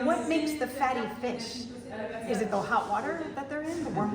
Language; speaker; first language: English; native; English